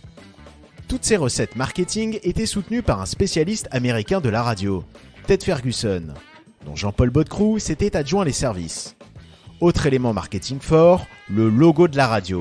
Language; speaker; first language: French; native; French